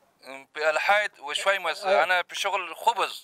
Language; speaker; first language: Arabic; non-native, learner; Pashto